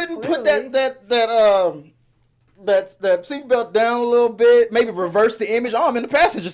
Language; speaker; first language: English; native; English